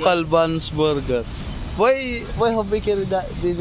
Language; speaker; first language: English; non-native, local second language; Filipino